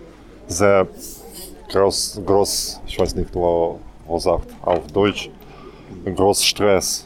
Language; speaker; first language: German; non-native, learner; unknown